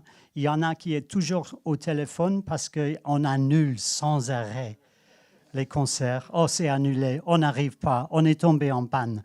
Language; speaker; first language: French; non-native, fluent; English